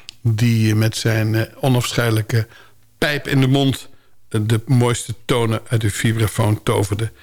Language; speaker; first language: Dutch; native; Dutch